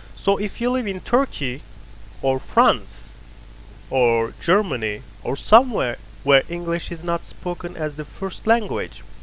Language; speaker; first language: English; non-native, fluent; Turkish